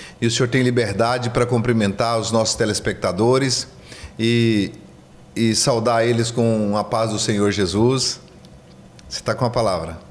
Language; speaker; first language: Portuguese; native; Portuguese